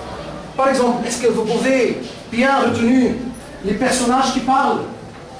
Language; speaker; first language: French; non-native, fluent; Arabic